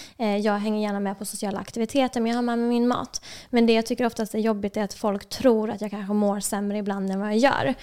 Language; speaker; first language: Swedish; native; Swedish